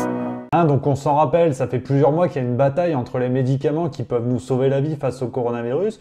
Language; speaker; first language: French; native; French